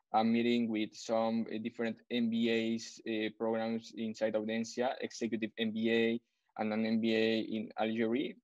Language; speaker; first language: English; non-native, fluent; Spanish